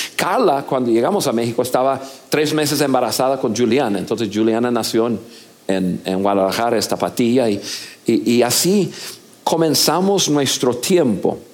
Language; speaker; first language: Spanish; non-native, fluent; English